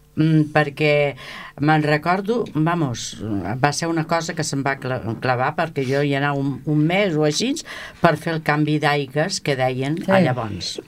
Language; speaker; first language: Catalan; native; Catalan